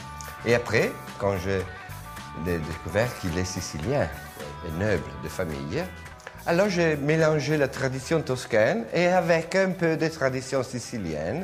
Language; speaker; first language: French; non-native, learner; Italian